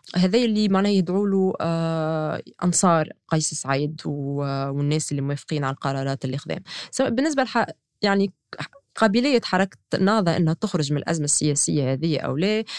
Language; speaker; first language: Arabic; native; Arabic